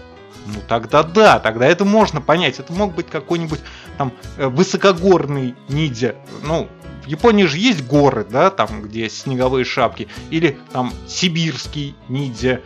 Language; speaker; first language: Russian; native; Russian